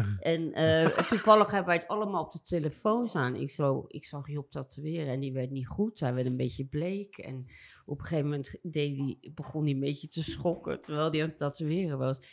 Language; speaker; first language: Dutch; native; Dutch